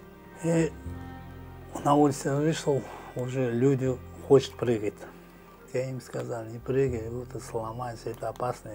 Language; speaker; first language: Russian; non-native, learner; Uzbek